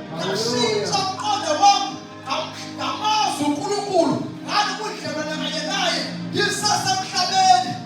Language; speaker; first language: Zulu; non-native, local second language; Xhosa